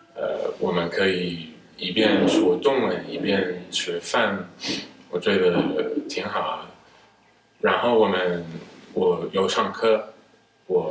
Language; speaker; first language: Chinese; non-native, fluent; English